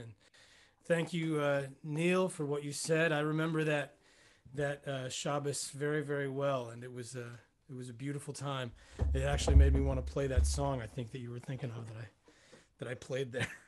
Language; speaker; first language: English; native; English